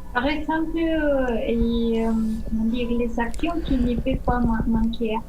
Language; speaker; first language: French; non-native, fluent; Spanish